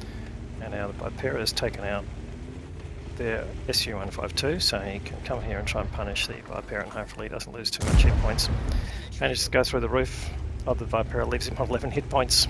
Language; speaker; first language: English; native; English